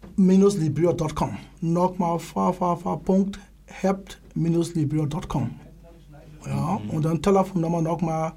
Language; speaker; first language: German; non-native, learner; English